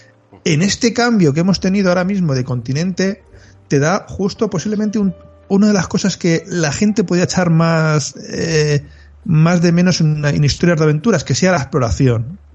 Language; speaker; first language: Spanish; native; Spanish